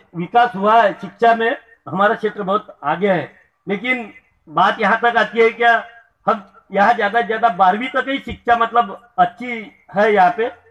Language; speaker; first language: Hindi; native; Hindi